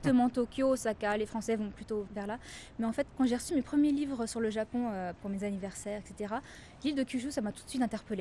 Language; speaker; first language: French; native; French